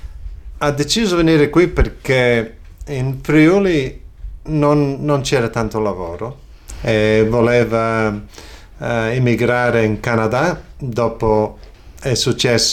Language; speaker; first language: Italian; early bilingual, other home language; Friulian